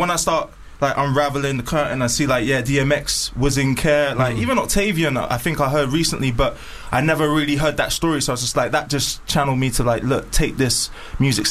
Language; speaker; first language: English; native; English